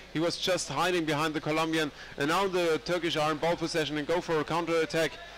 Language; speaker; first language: English; non-native, fluent; German